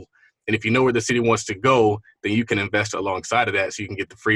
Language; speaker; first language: English; native; English